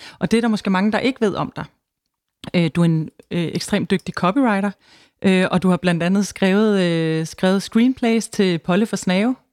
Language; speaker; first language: Danish; native; Danish